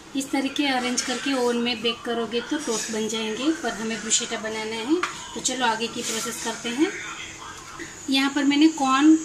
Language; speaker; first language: Hindi; non-native, local second language; Gujarati